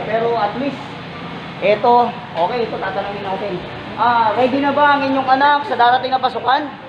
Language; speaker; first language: Filipino; native; Filipino